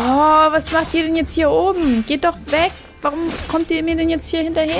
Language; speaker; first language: German; native; German